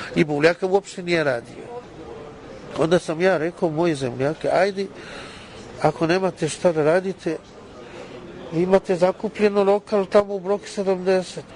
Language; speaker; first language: Serbian; non-native, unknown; Chinese